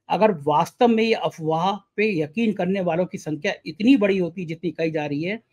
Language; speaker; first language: Hindi; native; Hindi